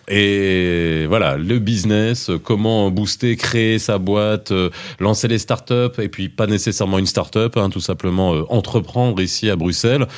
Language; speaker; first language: French; native; French